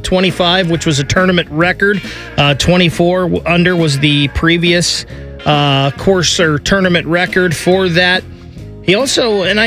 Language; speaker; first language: English; native; English